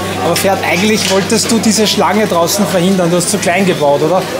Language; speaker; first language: German; native; German